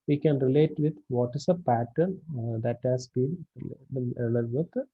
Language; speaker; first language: English; non-native, local second language; Malayalam